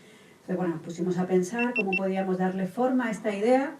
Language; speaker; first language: Spanish; native; Spanish